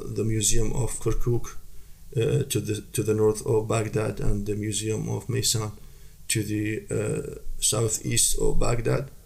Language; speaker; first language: English; non-native, fluent; Arabic